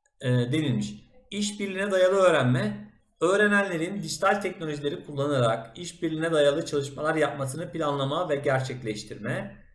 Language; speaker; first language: Turkish; native; Turkish